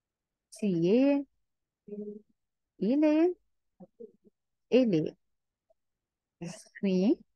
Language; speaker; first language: French; non-native, fluent; Arabic